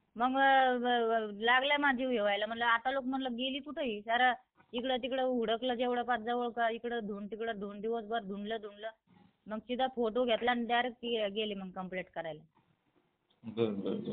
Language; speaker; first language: Marathi; native; Marathi